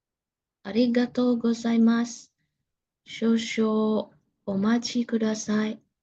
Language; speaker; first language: Japanese; non-native, learner; Indonesian